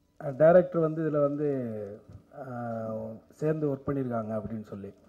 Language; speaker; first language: Tamil; native; Tamil